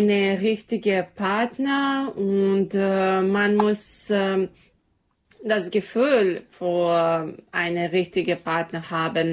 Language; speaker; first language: German; non-native, learner; Serbian